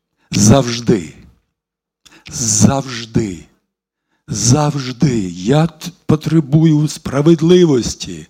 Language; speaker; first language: Ukrainian; non-native, local second language; Russian